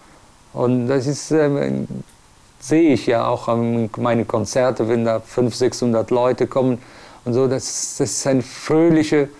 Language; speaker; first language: German; non-native, fluent; Persian